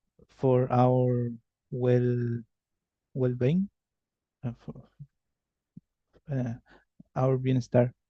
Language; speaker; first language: English; non-native, learner; Spanish